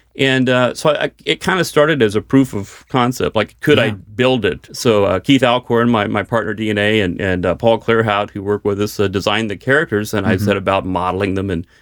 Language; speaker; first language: English; native; English